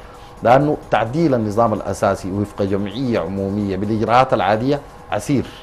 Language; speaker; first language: Arabic; native; Arabic